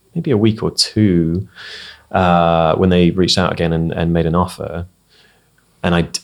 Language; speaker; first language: English; native; English